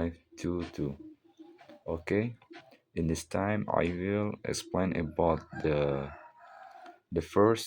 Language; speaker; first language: English; non-native, learner; Indonesian